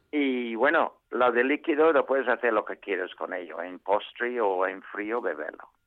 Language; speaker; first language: Spanish; non-native, fluent; English